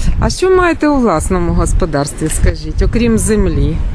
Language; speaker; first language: Ukrainian; native; Ukrainian